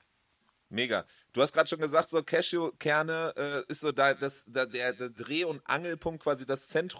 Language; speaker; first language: German; native; German